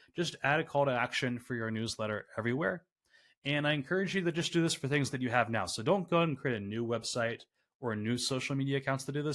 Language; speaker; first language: English; native; English